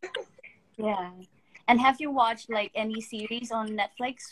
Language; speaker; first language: English; non-native, fluent; Thai